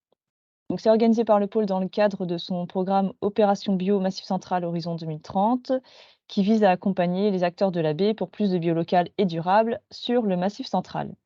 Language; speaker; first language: French; native; French